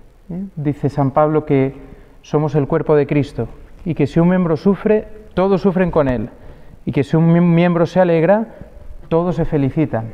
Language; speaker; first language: Spanish; native; Spanish